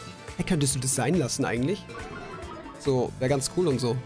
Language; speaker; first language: German; native; German